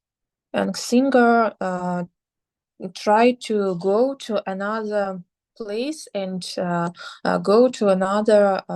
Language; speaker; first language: English; non-native, learner; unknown